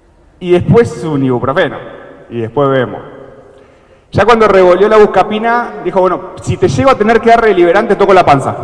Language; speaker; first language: Spanish; native; Spanish